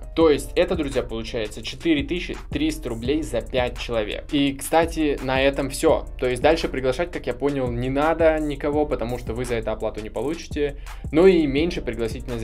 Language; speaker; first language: Russian; native; Russian